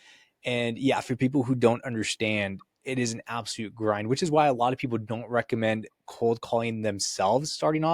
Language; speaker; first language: English; native; English